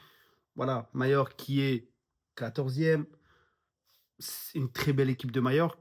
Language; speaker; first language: French; native; French